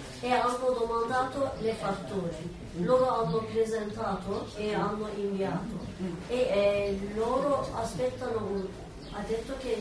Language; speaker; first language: Italian; non-native, learner; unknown